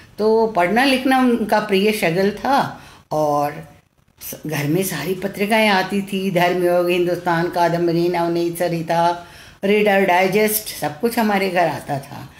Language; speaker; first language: Hindi; non-native, local second language; Tamil